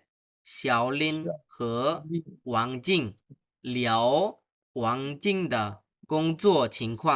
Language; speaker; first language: Chinese; non-native, fluent; Bangla